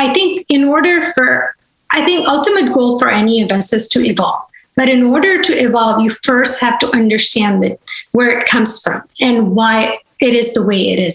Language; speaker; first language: English; non-native, local second language; Gujarati